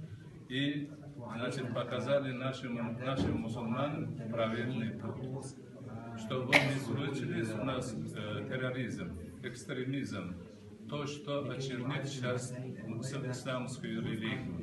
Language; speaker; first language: Russian; non-native, local second language; Uzbek